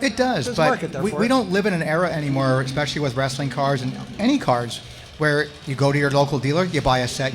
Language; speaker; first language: English; native; English